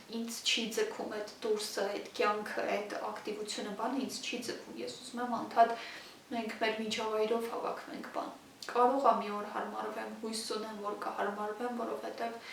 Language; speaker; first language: Armenian; native; Armenian